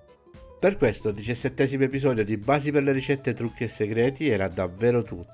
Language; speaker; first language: Italian; native; Italian